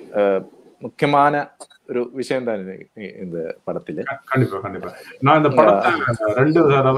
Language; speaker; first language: Tamil; non-native, learner; Malayalam